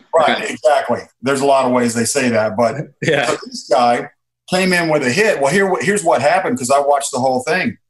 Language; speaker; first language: English; native; English